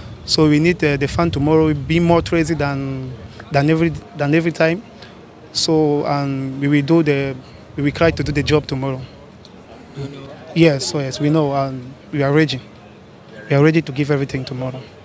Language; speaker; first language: English; non-native, learner; French